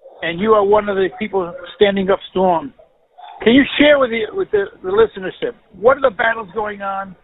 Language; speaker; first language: English; native; English